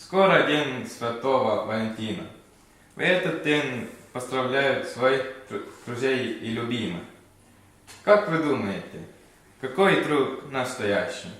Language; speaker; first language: Russian; non-native, learner; Estonian